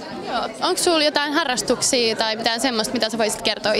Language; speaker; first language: Finnish; native; Finnish